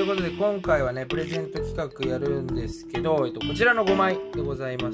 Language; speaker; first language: Japanese; native; Japanese